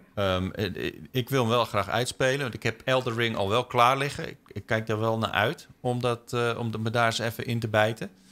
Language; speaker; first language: Dutch; native; Dutch